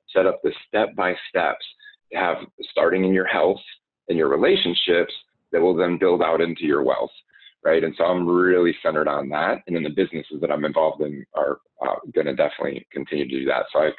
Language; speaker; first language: English; native; English